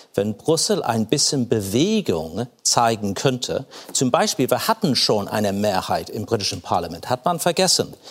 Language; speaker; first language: German; non-native, fluent; English